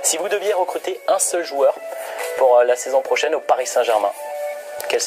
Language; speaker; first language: French; native; French